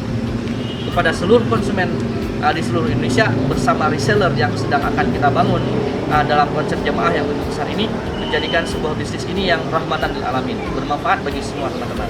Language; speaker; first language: Indonesian; native; Indonesian